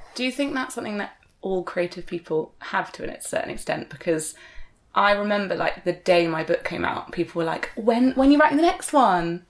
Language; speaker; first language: English; native; English